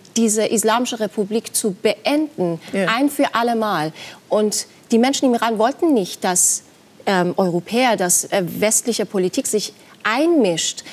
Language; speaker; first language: German; non-native, fluent; Persian